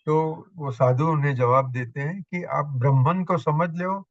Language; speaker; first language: Hindi; non-native, local second language; Gujarati